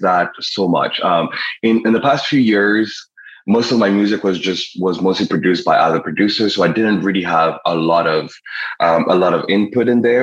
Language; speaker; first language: English; non-native, local second language; Kinyarwanda